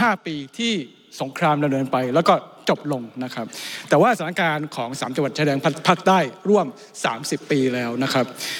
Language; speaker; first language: Thai; non-native, local second language; Hmong